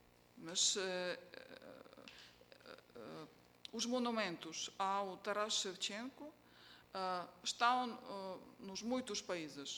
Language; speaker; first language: Portuguese; non-native, fluent; Ukrainian